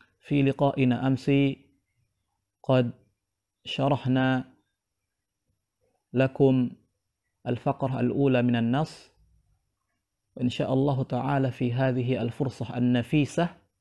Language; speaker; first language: Arabic; non-native, fluent; Indonesian